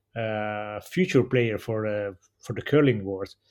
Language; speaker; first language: English; non-native, learner; Italian